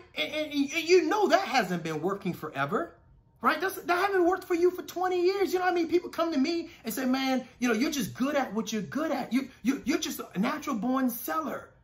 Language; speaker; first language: English; native; English